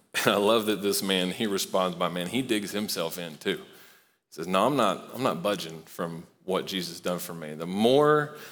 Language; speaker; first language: English; native; English